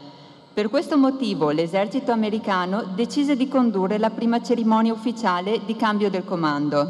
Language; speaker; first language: Italian; native; Italian